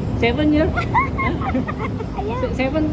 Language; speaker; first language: English; non-native, learner; Indonesian